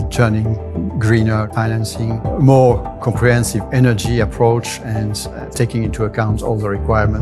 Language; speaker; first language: English; non-native, fluent; French